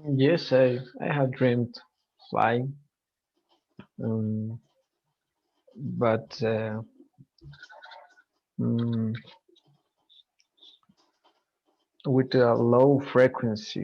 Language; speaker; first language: English; non-native, learner; Spanish